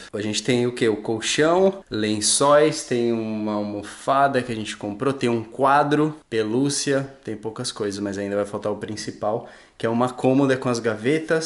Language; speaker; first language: Portuguese; native; Portuguese